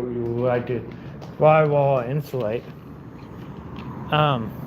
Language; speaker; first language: English; native; English